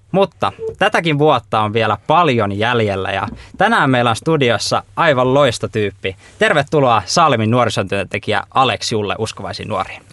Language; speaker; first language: Finnish; native; Finnish